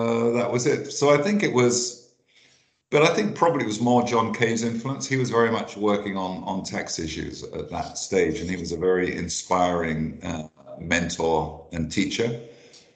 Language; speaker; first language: English; native; English